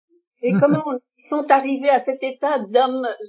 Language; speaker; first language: French; early bilingual, other home language; Vietnamese